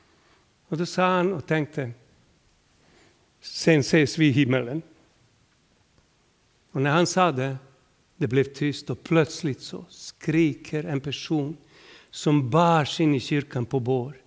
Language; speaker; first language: Swedish; non-native, fluent; Serbian